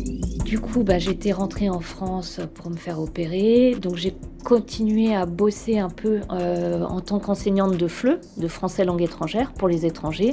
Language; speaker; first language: French; native; French